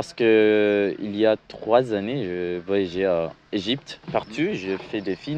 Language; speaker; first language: French; non-native, learner; English